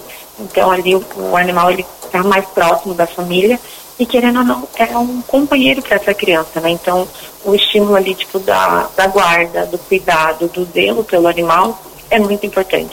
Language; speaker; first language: Portuguese; native; Portuguese